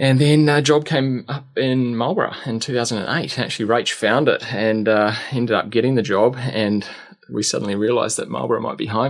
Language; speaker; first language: English; native; English